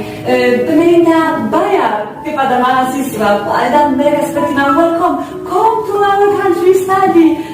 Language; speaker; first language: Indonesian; non-native, fluent; Polish